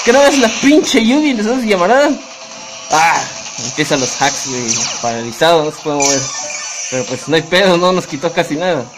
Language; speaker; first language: Spanish; native; Spanish